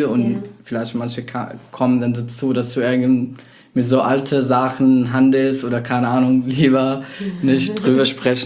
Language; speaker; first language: German; non-native, fluent; Arabic